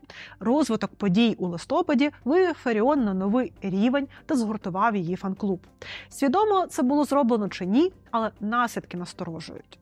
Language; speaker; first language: Ukrainian; non-native, local second language; Russian